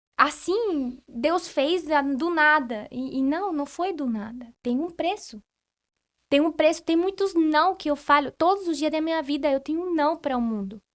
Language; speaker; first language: Portuguese; non-native, fluent; Spanish